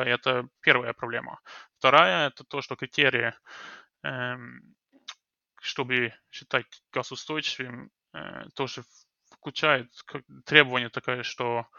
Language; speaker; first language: Russian; non-native, fluent; Norwegian